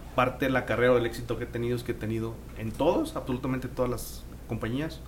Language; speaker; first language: Spanish; native; Spanish